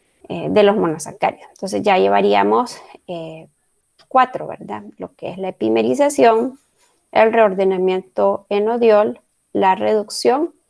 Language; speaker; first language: Spanish; native; Spanish